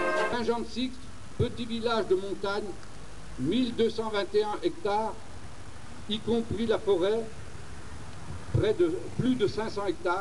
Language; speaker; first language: French; native; French